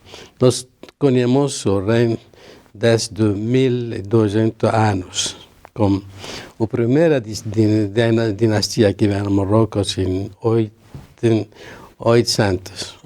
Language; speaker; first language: Portuguese; non-native, learner; Arabic